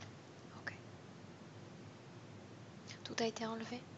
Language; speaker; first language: French; native; French